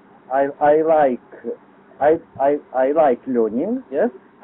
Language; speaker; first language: English; non-native, learner; Lithuanian